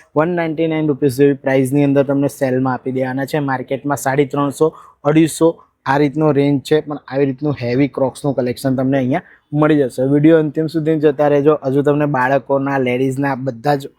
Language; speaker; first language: Gujarati; native; Gujarati